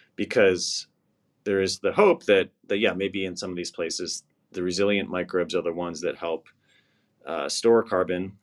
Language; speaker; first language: English; native; English